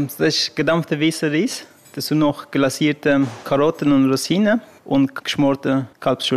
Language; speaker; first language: German; non-native, fluent; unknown